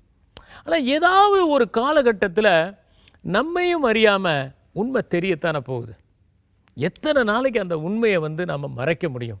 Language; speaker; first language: Tamil; native; Tamil